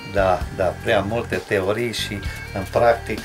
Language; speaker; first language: Romanian; non-native, local second language; Hungarian